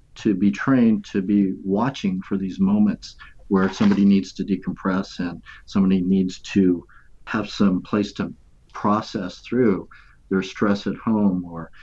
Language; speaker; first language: English; native; English